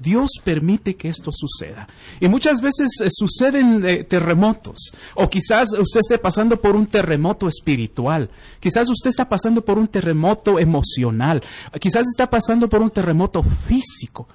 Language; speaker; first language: Spanish; native; Spanish